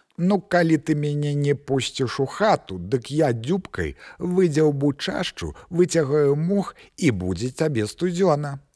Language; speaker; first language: Belarusian; native; Belarusian